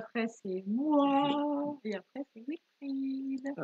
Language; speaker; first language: French; native; French